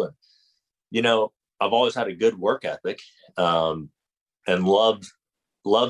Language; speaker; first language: English; native; English